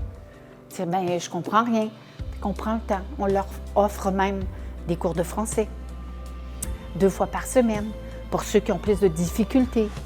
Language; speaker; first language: French; native; French